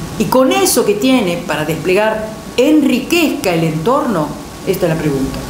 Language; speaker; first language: Spanish; non-native, fluent; Italian